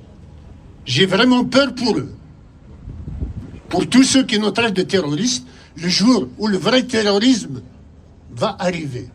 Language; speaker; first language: French; non-native, local second language; Kabyle